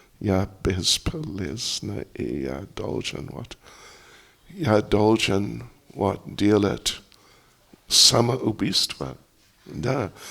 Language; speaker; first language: Russian; non-native, learner; English